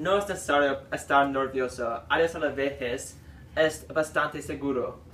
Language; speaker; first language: Spanish; non-native, learner; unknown